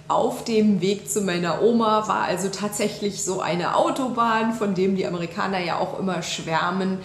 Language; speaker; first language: German; native; German